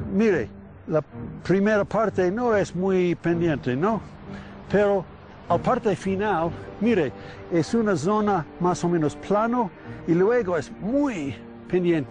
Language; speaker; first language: Spanish; non-native, learner; English